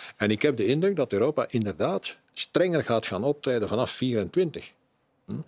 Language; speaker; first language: Dutch; native; Dutch